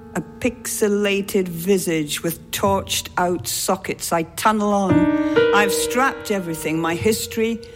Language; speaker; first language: English; native; English